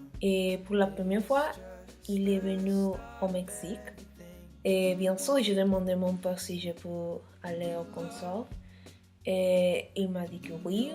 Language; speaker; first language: French; non-native, learner; Spanish